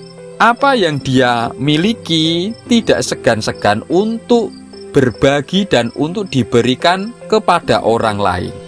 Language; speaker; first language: Indonesian; non-native, local second language; Javanese